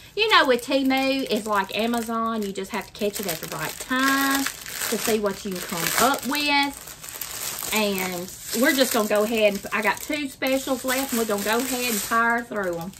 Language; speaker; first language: English; native; English